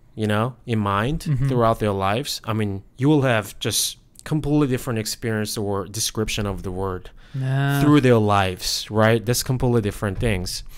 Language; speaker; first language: English; non-native, fluent; Korean